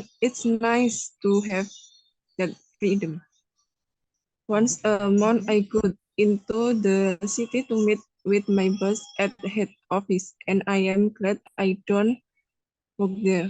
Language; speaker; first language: English; non-native, learner; Indonesian